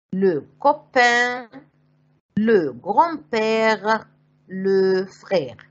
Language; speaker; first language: French; non-native, fluent; Arabic